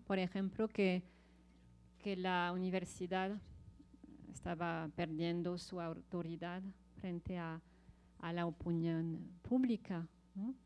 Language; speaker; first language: Spanish; non-native, fluent; French